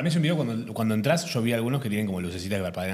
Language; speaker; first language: Spanish; native; Spanish